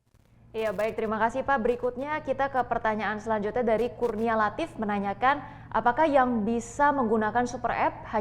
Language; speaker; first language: Indonesian; native; Indonesian